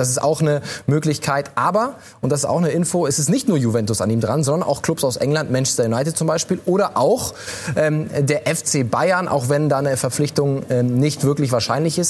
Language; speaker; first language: German; native; German